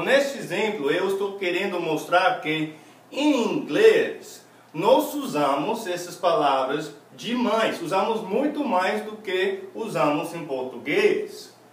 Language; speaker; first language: Portuguese; non-native, fluent; English